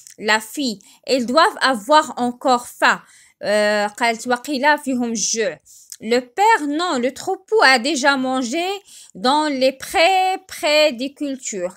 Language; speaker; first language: French; non-native, local second language; Arabic